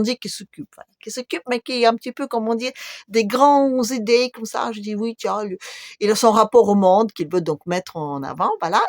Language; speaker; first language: French; non-native, fluent; Russian